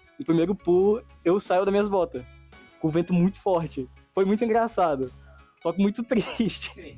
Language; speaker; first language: Portuguese; native; Portuguese